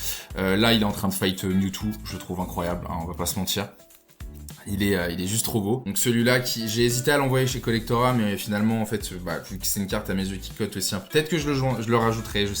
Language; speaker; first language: French; native; French